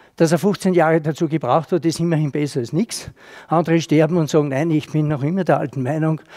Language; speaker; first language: German; native; German